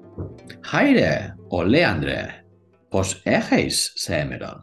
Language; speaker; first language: Greek; non-native, learner; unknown